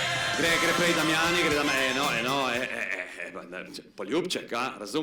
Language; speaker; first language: Slovenian; native; Slovenian